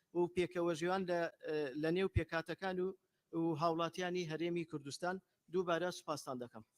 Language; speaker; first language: Central Kurdish; non-native, local second language; Turkish